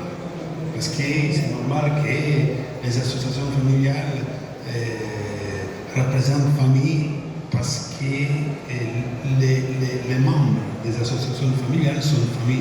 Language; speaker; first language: French; non-native, fluent; Italian